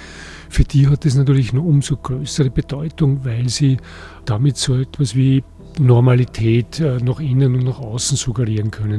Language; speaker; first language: German; native; German